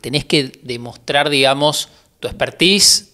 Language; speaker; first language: Spanish; native; Spanish